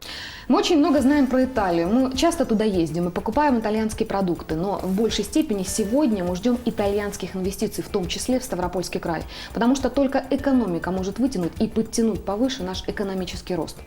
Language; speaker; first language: Russian; native; Russian